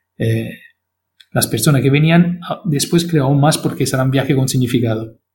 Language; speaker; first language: Spanish; non-native, fluent; Italian